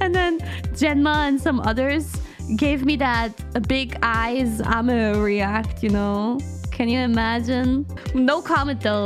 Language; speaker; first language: English; non-native, fluent; German